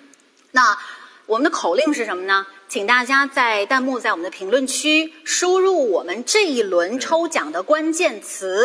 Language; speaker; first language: Chinese; native; Chinese